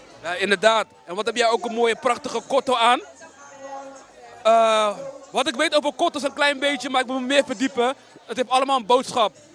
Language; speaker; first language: Dutch; native; Dutch